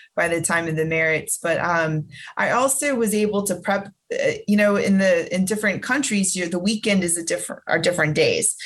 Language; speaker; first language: English; native; English